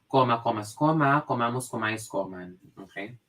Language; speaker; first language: Spanish; non-native, fluent; Filipino